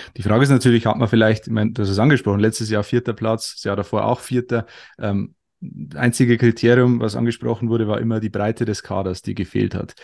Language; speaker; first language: German; native; German